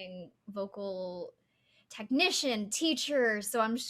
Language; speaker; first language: English; native; English